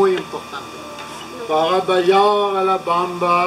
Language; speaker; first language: Spanish; non-native, learner; French